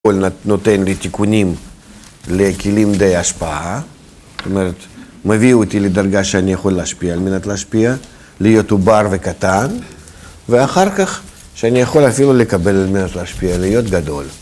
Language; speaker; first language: Hebrew; non-native, fluent; Russian